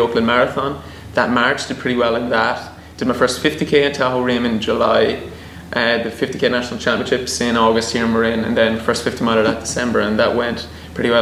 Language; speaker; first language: English; native; English